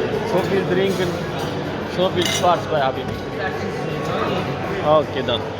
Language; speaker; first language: German; non-native, learner; Arabic